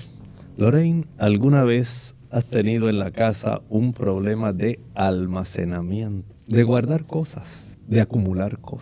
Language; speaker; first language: Spanish; native; Spanish